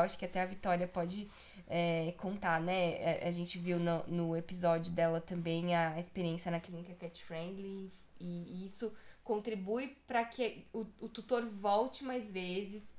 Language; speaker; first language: Portuguese; native; Portuguese